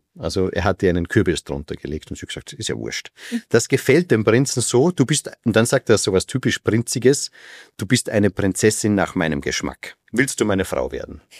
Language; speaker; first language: German; native; German